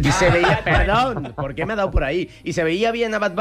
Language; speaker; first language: Spanish; native; Spanish